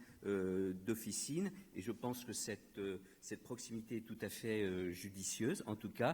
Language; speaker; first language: French; native; French